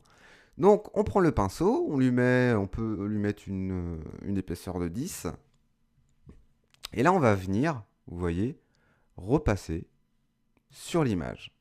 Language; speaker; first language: French; native; French